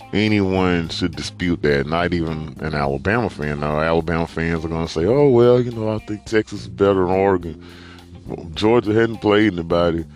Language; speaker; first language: English; native; English